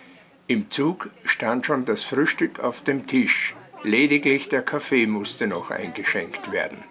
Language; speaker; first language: German; native; German